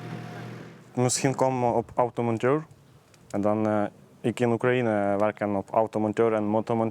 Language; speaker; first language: Dutch; non-native, learner; Ukrainian